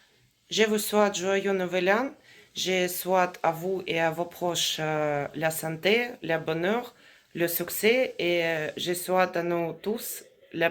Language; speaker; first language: French; non-native, fluent; Russian